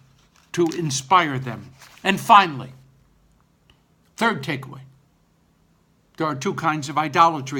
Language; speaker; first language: English; native; English